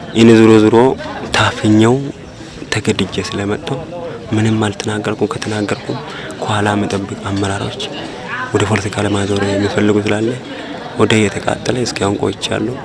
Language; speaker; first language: Amharic; non-native, local second language; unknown